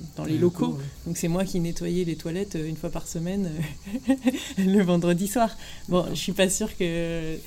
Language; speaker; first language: French; native; French